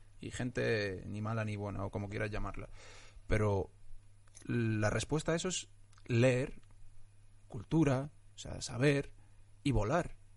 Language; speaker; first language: Spanish; early bilingual, other home language; Arabic